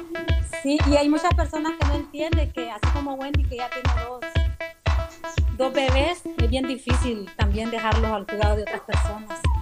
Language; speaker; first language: Spanish; native; Spanish